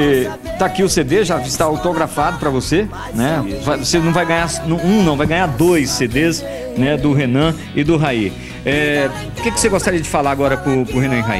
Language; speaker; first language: Portuguese; native; Portuguese